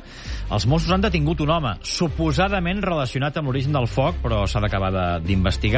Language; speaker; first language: Catalan; native; Catalan